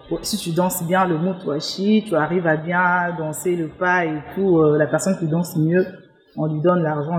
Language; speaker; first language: French; non-native, local second language; Luba-Lulua